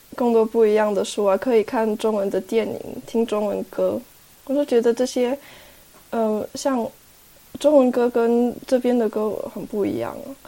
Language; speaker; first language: Chinese; early bilingual, heritage; Chinese